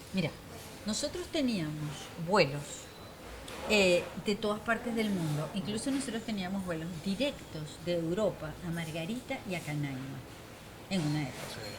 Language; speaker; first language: Spanish; native; Spanish